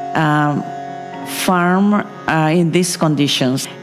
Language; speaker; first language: English; non-native, fluent; Spanish